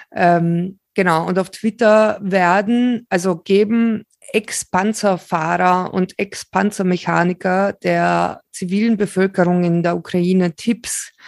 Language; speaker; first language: German; early bilingual, other home language; Slovak